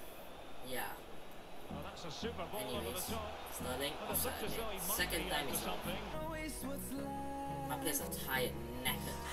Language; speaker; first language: English; native; English